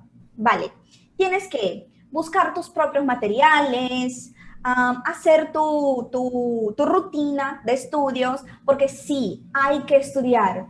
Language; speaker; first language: Spanish; non-native, fluent; Portuguese